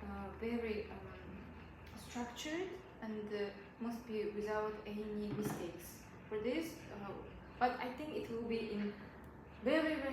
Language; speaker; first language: English; non-native, learner; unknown